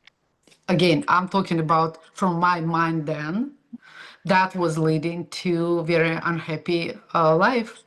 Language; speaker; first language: English; non-native, fluent; Russian